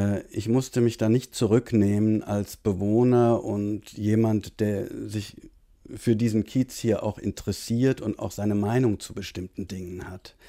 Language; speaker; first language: German; native; German